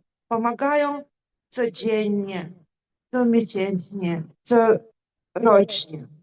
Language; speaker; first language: Polish; non-native, fluent; Ukrainian